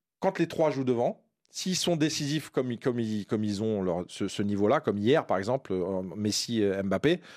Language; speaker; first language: French; native; French